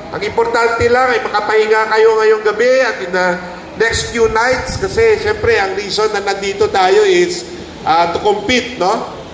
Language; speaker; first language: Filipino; non-native, local second language; Hiligaynon